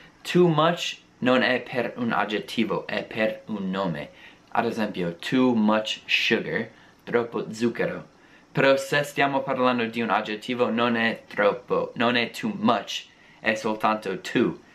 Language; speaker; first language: Italian; non-native, fluent; English